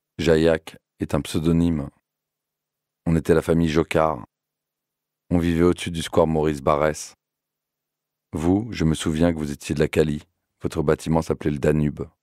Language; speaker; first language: French; native; French